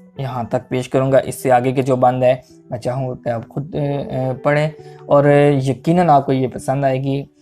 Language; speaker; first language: Urdu; non-native, local second language; Punjabi